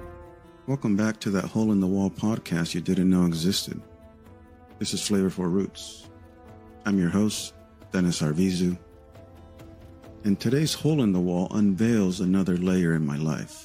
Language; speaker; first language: English; early bilingual, other home language; Spanish